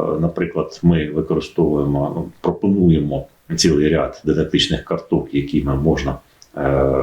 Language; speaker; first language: Ukrainian; native; Ukrainian